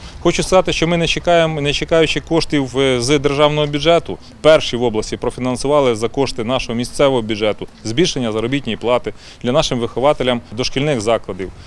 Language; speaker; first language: Ukrainian; native; Ukrainian